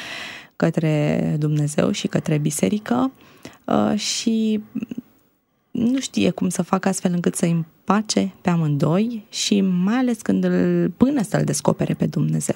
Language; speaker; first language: Romanian; native; Romanian